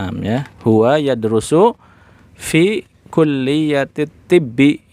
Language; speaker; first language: Arabic; non-native, fluent; Indonesian